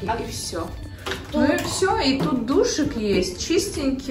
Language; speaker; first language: Russian; native; Russian